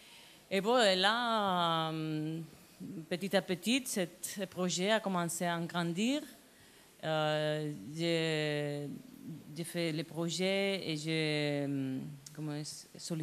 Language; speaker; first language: French; non-native, learner; Spanish